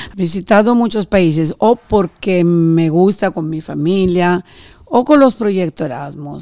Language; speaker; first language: Spanish; non-native, fluent; Italian